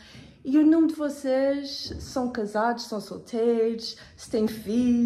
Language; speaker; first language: Portuguese; early bilingual, heritage; Portuguese